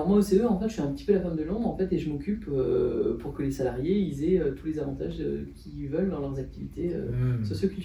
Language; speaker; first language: French; native; French